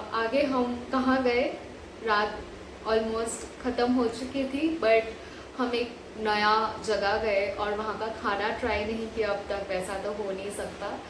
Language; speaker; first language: Hindi; non-native, local second language; Bangla